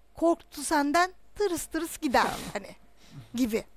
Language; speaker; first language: Turkish; native; Turkish